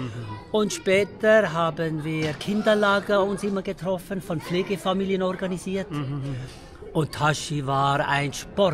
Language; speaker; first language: German; early bilingual, other home language; Tibetan